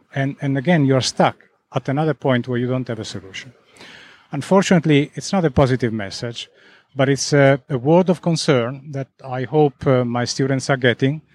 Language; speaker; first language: English; non-native, fluent; Italian